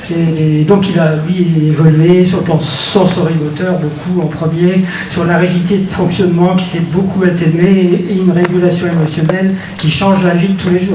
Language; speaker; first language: French; native; French